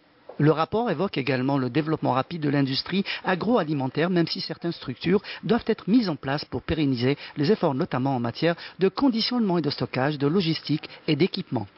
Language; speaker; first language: French; non-native, local second language; Arabic